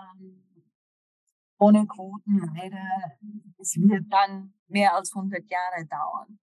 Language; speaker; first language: German; non-native, fluent; English